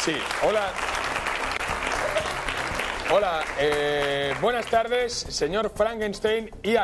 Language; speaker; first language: Spanish; native; Spanish